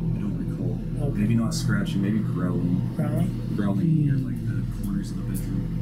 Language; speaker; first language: English; native; English